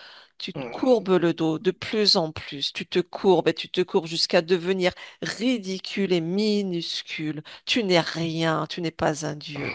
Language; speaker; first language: French; native; French